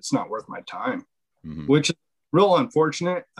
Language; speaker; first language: English; native; English